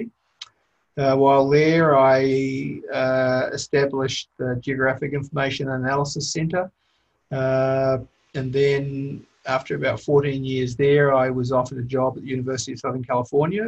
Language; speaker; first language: English; native; English